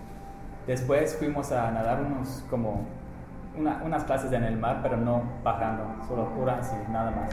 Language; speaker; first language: Spanish; non-native, fluent; English